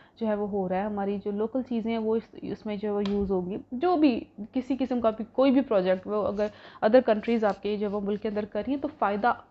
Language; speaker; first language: Urdu; non-native, local second language; Punjabi